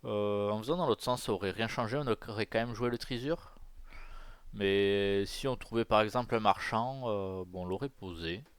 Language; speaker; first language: French; native; French